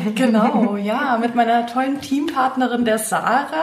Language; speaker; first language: German; native; German